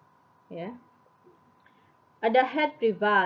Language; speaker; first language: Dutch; non-native, fluent; Indonesian